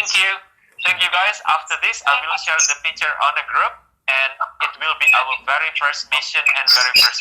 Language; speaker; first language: English; non-native, fluent; Indonesian